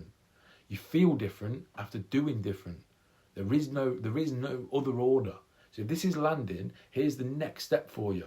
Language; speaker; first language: English; native; English